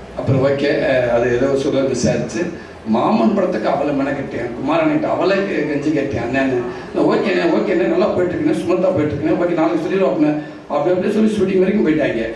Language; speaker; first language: Tamil; native; Tamil